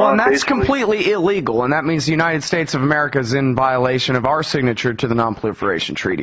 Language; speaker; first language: English; native; English